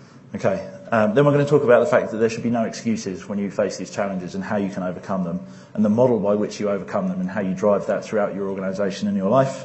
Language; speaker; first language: English; native; English